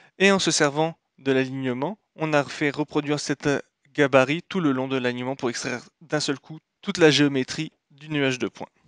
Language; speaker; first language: French; native; French